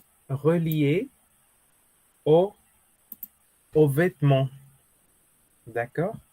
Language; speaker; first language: French; non-native, fluent; Spanish